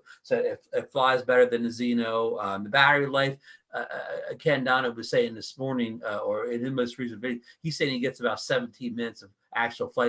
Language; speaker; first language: English; native; English